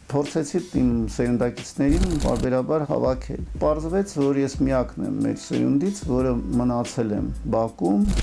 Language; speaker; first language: Armenian; non-native, local second language; Russian